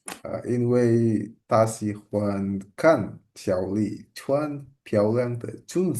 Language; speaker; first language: Chinese; non-native, learner; Indonesian